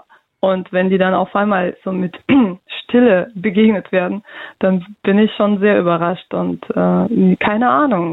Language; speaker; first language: German; early bilingual, other home language; Russian